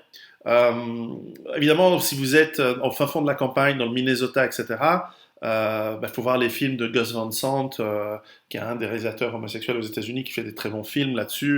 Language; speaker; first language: French; native; French